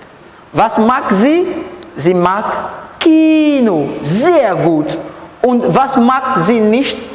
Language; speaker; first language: German; non-native, fluent; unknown